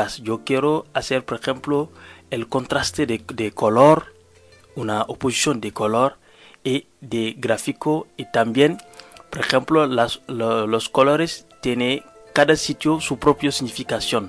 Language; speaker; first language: Spanish; non-native, learner; Wolof